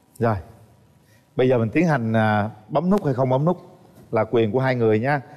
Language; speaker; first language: Vietnamese; native; Vietnamese